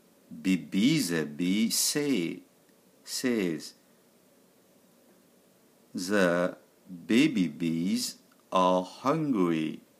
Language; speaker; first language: English; non-native, learner; French